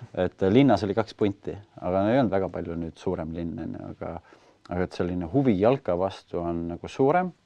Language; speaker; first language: Estonian; native; Estonian